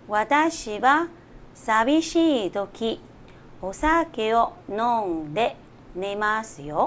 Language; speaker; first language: Japanese; non-native, fluent; Chinese